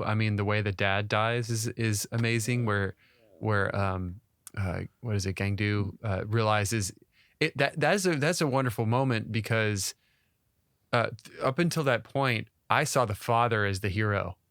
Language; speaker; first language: English; native; English